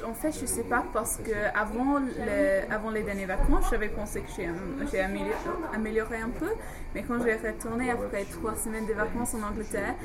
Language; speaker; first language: French; non-native, fluent; English